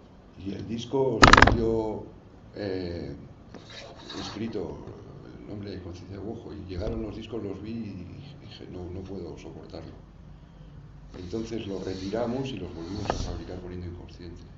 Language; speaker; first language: Spanish; native; Spanish